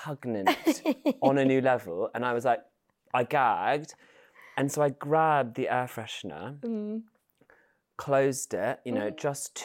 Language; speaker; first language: English; native; English